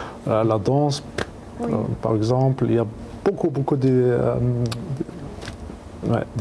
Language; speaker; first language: French; non-native, learner; Arabic